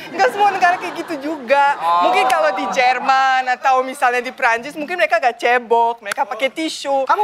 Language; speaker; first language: Indonesian; non-native, fluent; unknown